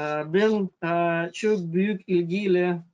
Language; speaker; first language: Turkish; non-native, fluent; Russian